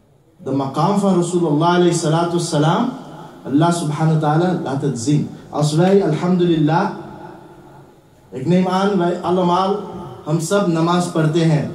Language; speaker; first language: Dutch; early bilingual, heritage; Urdu